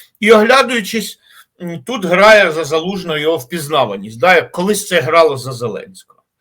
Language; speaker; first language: Ukrainian; native; Ukrainian